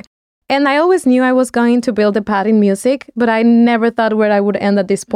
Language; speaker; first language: English; non-native, fluent; Spanish